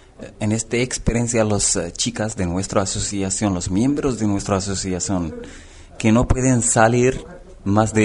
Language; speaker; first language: Spanish; non-native, learner; Arabic